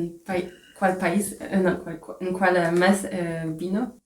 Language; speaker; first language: Spanish; non-native, fluent; Polish